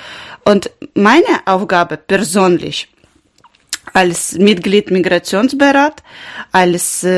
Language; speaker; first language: German; non-native, learner; Ukrainian